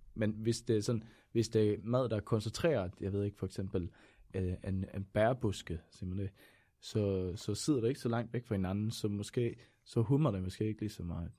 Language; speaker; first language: Danish; non-native, fluent; Swedish